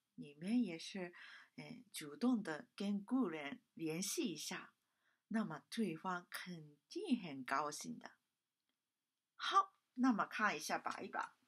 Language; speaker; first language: Chinese; non-native, fluent; Japanese